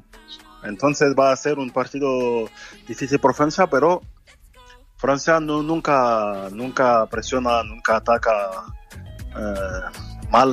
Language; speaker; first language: Spanish; non-native, fluent; French